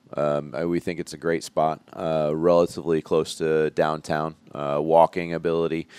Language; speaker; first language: English; native; English